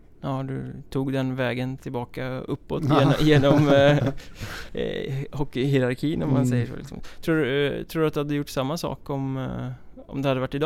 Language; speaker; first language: Swedish; native; Swedish